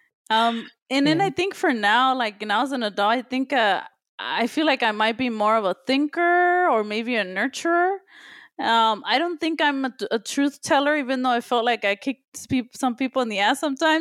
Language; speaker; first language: English; early bilingual, other home language; Spanish